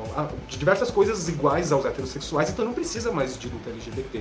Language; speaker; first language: Portuguese; native; Portuguese